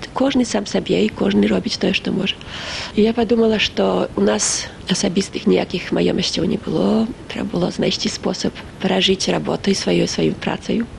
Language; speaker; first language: Belarusian; early bilingual, heritage; Belarusian